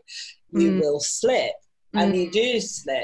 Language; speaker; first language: English; native; English